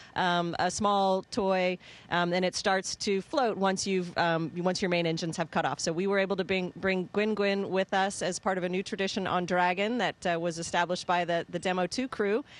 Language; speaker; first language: English; native; English